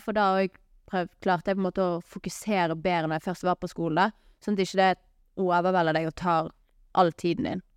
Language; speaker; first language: Norwegian; native; Norwegian